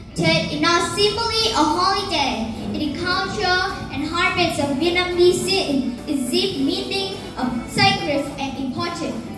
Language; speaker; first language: English; non-native, fluent; Vietnamese